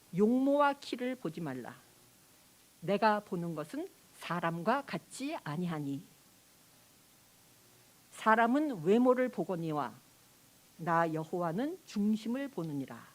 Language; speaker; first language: Korean; native; Korean